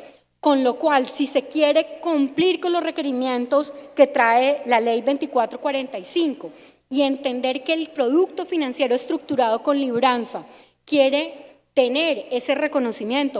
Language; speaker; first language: Spanish; native; Spanish